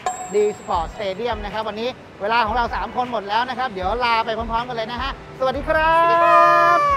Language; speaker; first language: Thai; native; Thai